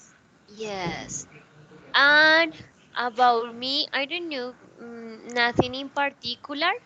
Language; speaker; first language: English; non-native, learner; Spanish